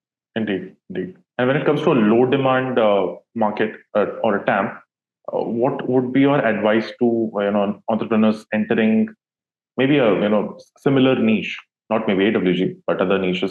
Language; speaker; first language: English; non-native, local second language; Hindi